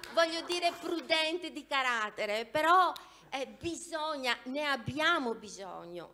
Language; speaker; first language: Italian; non-native, fluent; Greek